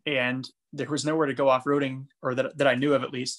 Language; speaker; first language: English; native; English